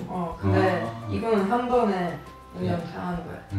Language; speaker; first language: Korean; non-native, fluent; Swedish